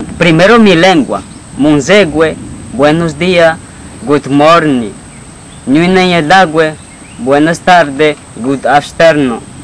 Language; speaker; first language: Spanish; non-native, local second language; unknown